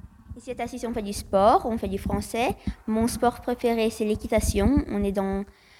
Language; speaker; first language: French; early bilingual, heritage; French